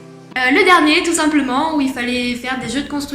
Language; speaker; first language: French; native; French